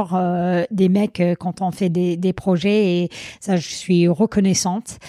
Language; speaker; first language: French; non-native, fluent; English